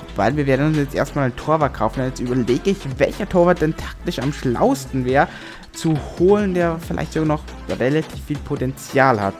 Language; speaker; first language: German; native; German